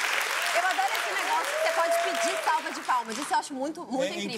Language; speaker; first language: Portuguese; native; Portuguese